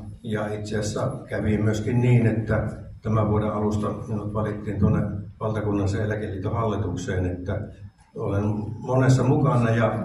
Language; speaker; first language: Finnish; native; Finnish